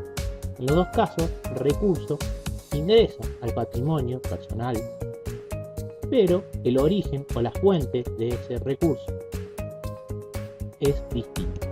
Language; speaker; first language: Spanish; native; Spanish